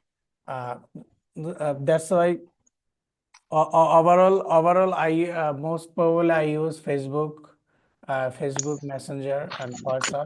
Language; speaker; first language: English; non-native, learner; Bangla